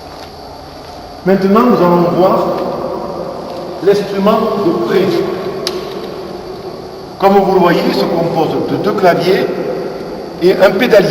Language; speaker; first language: French; native; French